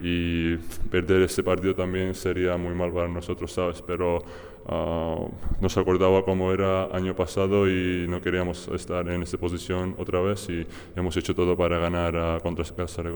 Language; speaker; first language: Spanish; non-native, fluent; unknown